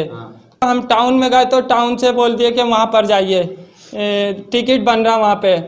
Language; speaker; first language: Hindi; native; Hindi